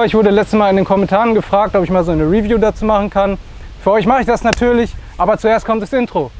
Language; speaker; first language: German; native; German